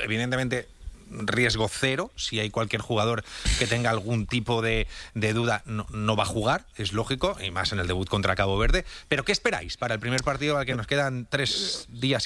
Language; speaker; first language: Spanish; native; Spanish